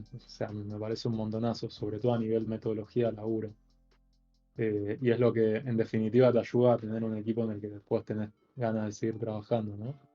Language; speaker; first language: Spanish; native; Spanish